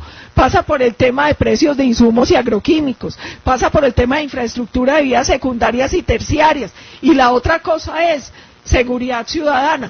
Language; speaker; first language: Spanish; native; Spanish